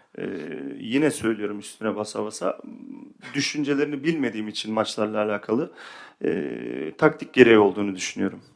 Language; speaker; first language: Turkish; early bilingual, heritage; Turkish